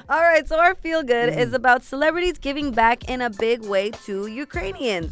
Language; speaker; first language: English; early bilingual, other home language; Spanish